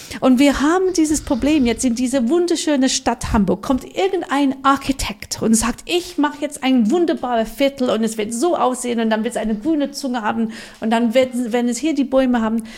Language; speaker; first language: German; non-native, fluent; English